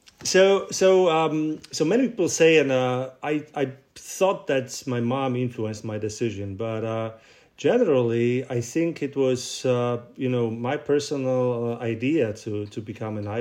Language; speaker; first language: English; non-native, fluent; Russian